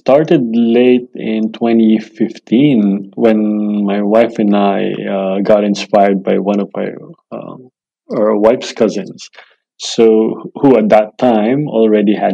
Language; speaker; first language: English; non-native, local second language; Filipino